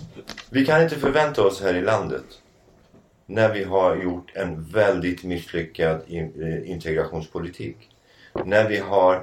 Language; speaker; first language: Swedish; non-native, fluent; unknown